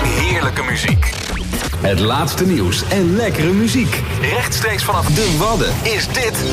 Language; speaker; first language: Dutch; native; Dutch